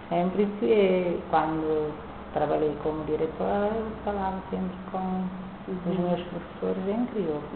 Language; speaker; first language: Portuguese; non-native, local second language; Kabuverdianu